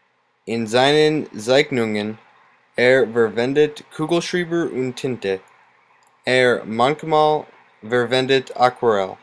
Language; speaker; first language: German; non-native, learner; English